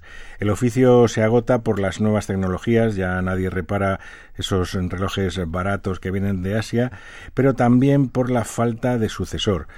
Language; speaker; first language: Spanish; native; Spanish